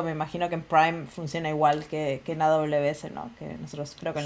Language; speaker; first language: Spanish; native; Spanish